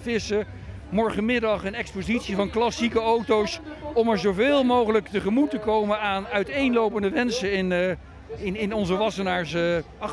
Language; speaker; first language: Dutch; native; Dutch